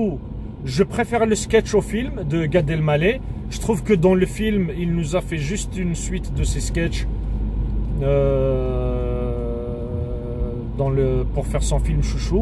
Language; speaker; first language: French; native; French